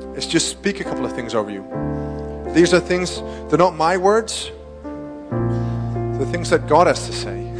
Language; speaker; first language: English; non-native, fluent; Dutch